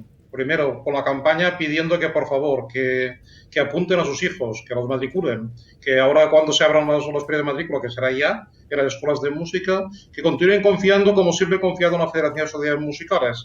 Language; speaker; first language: Spanish; native; Spanish